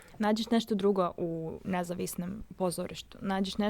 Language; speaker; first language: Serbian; non-native, fluent; Russian